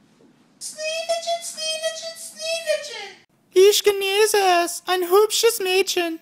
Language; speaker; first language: German; non-native, learner; English